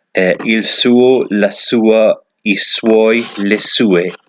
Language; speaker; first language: Italian; non-native, learner; English